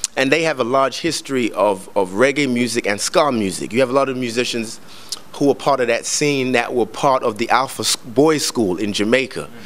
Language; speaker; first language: English; native; English